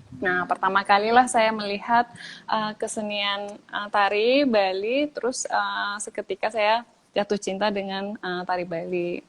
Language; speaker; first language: Indonesian; early bilingual, other home language; Japanese